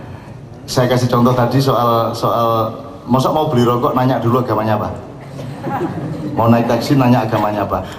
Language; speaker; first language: Indonesian; non-native, local second language; Javanese